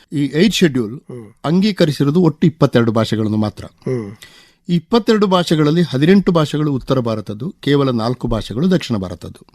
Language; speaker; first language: Kannada; non-native, local second language; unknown